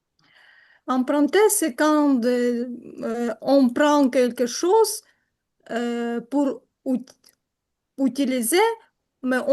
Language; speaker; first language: French; non-native, learner; Ukrainian